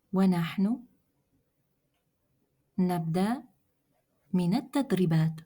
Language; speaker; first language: Arabic; non-native, fluent; Russian